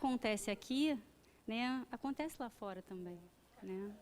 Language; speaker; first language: Portuguese; native; Portuguese